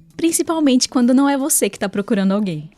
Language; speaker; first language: Portuguese; native; Portuguese